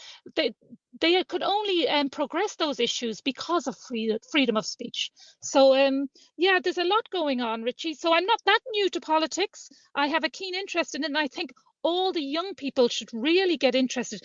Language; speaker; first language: English; native; English